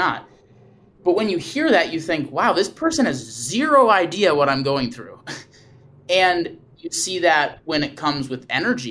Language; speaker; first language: English; native; English